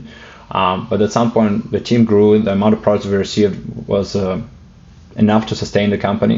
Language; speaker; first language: English; non-native, fluent; Russian